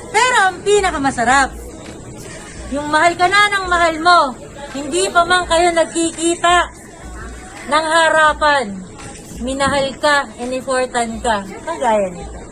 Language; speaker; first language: Filipino; native; Filipino